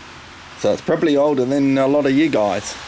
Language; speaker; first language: English; native; English